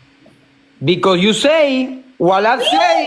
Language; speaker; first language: English; non-native, learner; Spanish